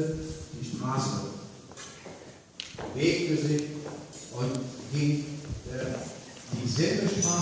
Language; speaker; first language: German; non-native, fluent; Arabic